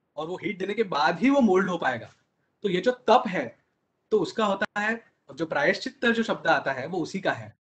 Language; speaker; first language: Hindi; non-native, local second language; Marathi